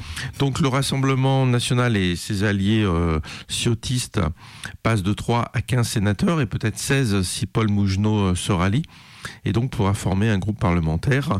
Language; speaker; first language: French; native; French